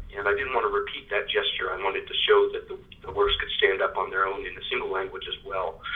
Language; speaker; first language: English; early bilingual, other home language; French